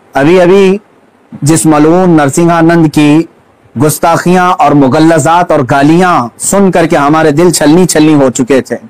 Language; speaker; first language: Hindi; native; Hindi